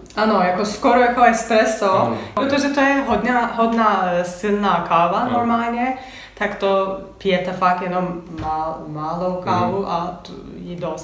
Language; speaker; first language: Czech; non-native, learner; Turkish